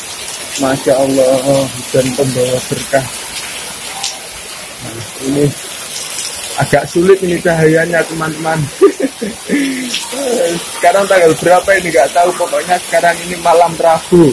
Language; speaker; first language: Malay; non-native, local second language; Javanese